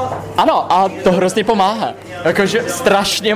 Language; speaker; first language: Czech; non-native, fluent; Russian